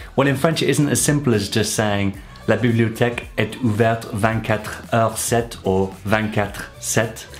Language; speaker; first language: English; native; English